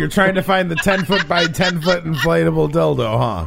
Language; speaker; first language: English; native; English